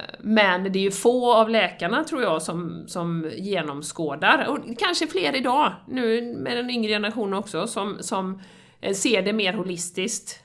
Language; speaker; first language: Swedish; native; Swedish